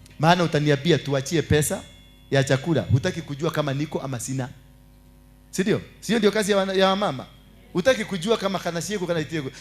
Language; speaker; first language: Swahili; non-native, local second language; Kikuyu